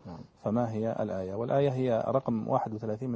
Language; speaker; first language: Arabic; native; Arabic